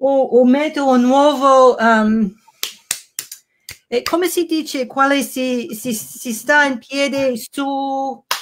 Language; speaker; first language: Italian; non-native, learner; English